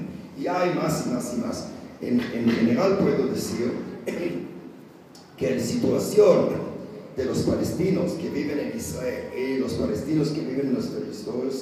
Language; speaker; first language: Spanish; non-native, learner; Hebrew